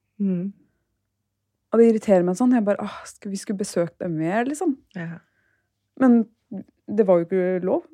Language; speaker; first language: Norwegian; early bilingual, other home language; Turkish